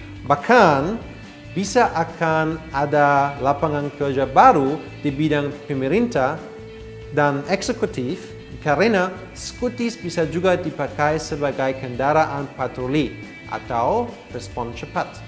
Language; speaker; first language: Indonesian; non-native, fluent; German